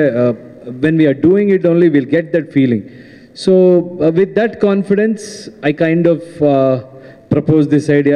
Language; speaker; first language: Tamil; non-native, fluent; Kannada